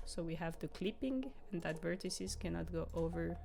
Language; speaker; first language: English; non-native, fluent; French